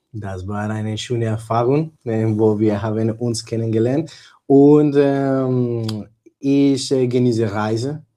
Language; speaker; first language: German; non-native, learner; Spanish